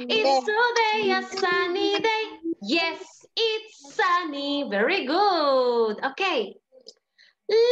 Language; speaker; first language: English; non-native, learner; Spanish